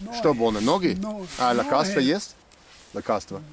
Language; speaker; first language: Russian; non-native, learner; English